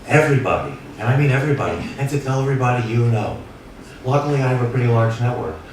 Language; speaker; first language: English; native; English